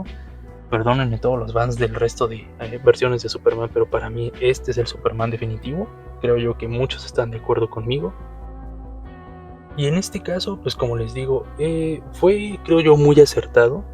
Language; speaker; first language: Spanish; native; Spanish